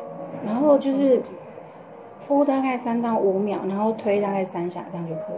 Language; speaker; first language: Chinese; native; Chinese